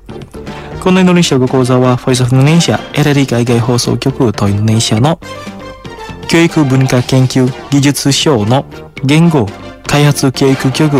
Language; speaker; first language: Japanese; non-native, fluent; Indonesian